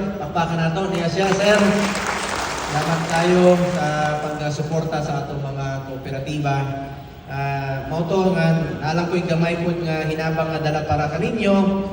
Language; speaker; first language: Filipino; non-native, local second language; Cebuano